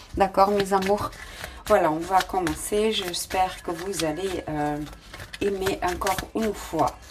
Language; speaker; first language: French; non-native, fluent; Portuguese